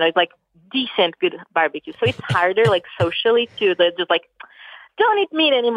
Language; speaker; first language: English; non-native, fluent; Portuguese